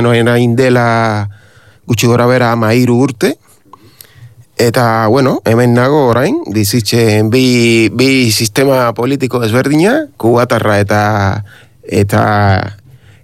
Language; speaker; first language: Basque; non-native, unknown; Spanish